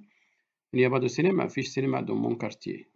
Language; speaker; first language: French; non-native, fluent; Arabic